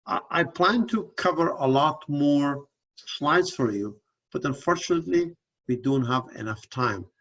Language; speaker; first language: English; non-native, fluent; Persian